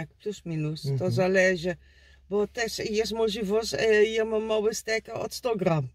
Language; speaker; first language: Polish; non-native, learner; Dutch